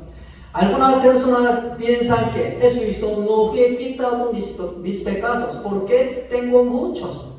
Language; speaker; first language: Spanish; non-native, fluent; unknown